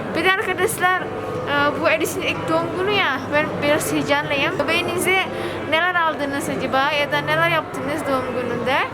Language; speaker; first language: Turkish; non-native, learner; Indonesian